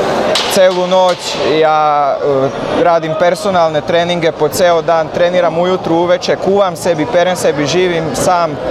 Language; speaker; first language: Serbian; non-native, local second language; Slovak